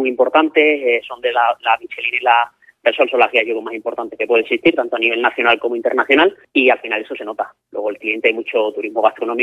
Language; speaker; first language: Spanish; native; Spanish